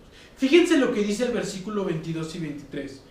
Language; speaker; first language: Spanish; native; Spanish